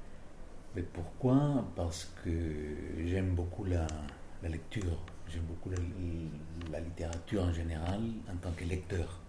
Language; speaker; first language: French; non-native, fluent; Spanish